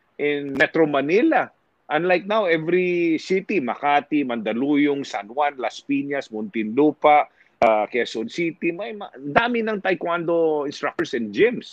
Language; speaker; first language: English; non-native, local second language; Hiligaynon